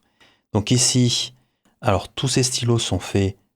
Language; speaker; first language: French; native; French